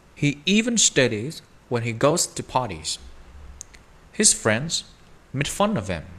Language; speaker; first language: English; non-native, fluent; Vietnamese